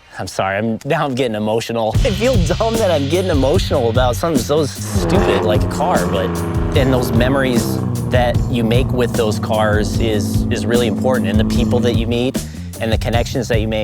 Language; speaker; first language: English; native; English